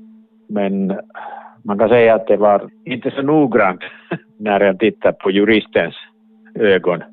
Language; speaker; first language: Swedish; non-native, local second language; Finnish